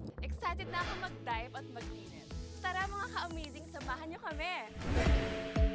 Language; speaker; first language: Filipino; native; Filipino